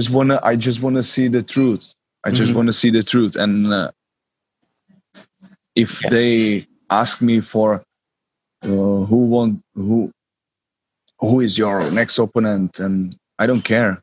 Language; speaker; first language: English; non-native, learner; Czech